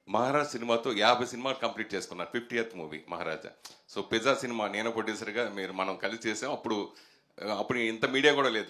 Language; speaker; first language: Telugu; native; Telugu